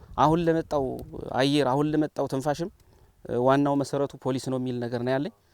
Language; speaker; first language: Amharic; native; Amharic